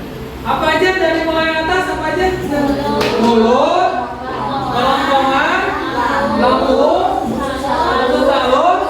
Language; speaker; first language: Indonesian; non-native, local second language; Sundanese